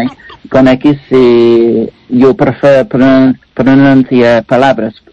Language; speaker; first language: Spanish; non-native, learner; English